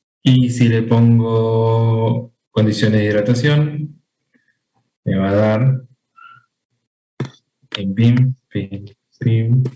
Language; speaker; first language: Spanish; native; Spanish